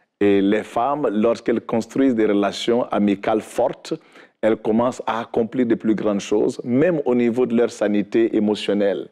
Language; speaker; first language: French; non-native, local second language; Fula